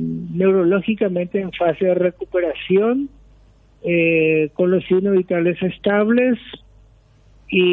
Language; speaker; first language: Spanish; native; Spanish